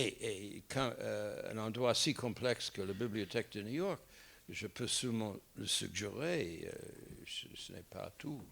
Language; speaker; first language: French; non-native, fluent; English